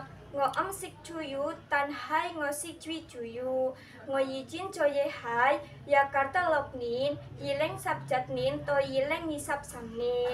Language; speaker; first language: Cantonese; non-native, learner; Indonesian